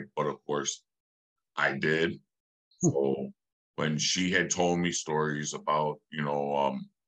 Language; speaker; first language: English; native; English